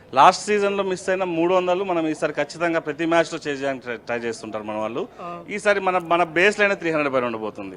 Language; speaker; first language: Telugu; native; Telugu